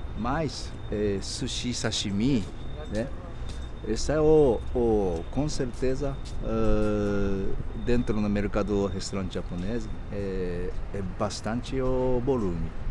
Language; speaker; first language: Portuguese; non-native, learner; Japanese